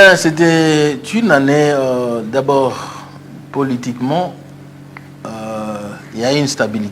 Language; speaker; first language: French; non-native, local second language; Luba-Lulua